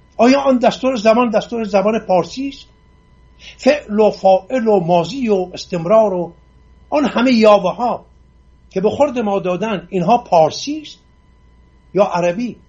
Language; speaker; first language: Persian; non-native, local second language; Assyrian Neo-Aramaic